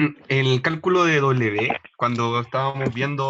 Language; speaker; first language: Spanish; native; Spanish